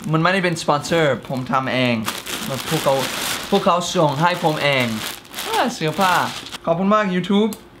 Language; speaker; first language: Thai; non-native, fluent; English